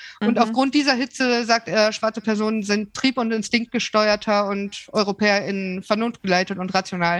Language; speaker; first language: German; native; German